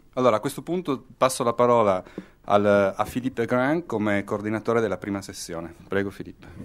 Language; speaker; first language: Italian; native; Italian